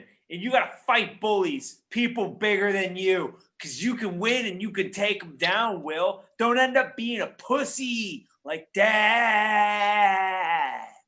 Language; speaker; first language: English; native; English